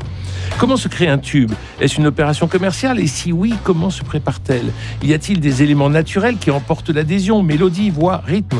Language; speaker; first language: French; native; French